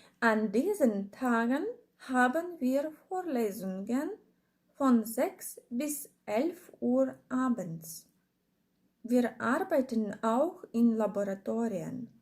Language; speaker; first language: German; non-native, fluent; Ukrainian